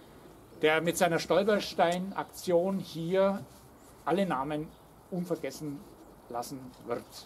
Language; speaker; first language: German; native; German